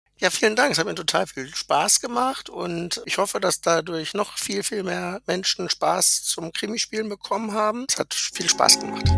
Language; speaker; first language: German; native; German